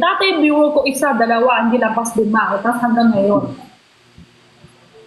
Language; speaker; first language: Filipino; non-native, learner; Korean